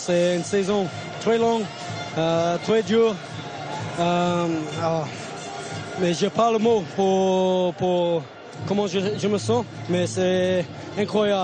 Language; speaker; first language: French; non-native, learner; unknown